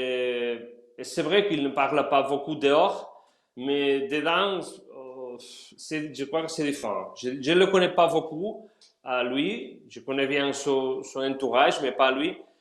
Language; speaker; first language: French; non-native, fluent; Spanish